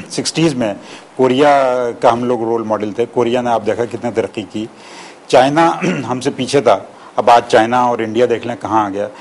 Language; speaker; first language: Urdu; native; Urdu